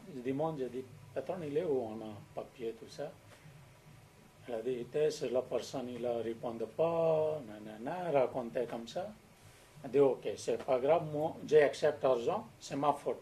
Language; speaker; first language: French; non-native, learner; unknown